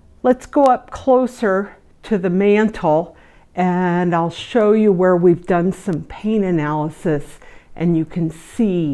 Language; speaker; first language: English; native; English